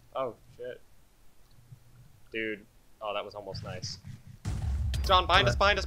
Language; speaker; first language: English; native; English